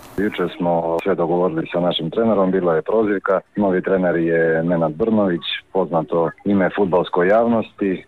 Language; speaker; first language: Croatian; native; Croatian